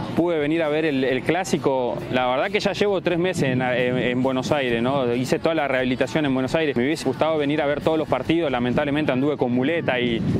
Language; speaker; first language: Spanish; native; Spanish